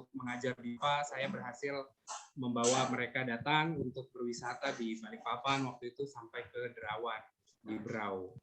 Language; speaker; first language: Indonesian; native; Indonesian